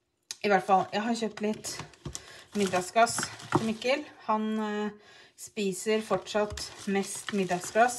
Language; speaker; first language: Norwegian; native; Norwegian